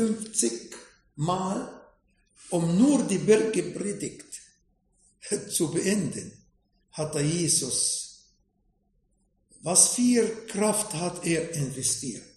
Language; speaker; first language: German; non-native, fluent; Arabic